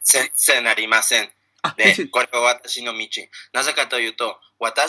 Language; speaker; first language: Japanese; non-native, learner; Spanish